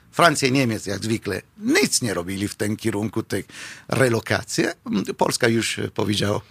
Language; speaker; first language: Polish; non-native, fluent; Italian